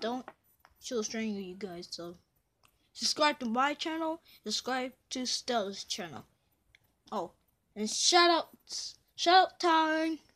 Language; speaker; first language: English; native; English